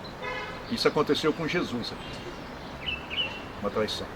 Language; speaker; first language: Portuguese; native; Portuguese